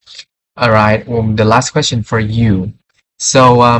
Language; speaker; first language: English; non-native, fluent; Vietnamese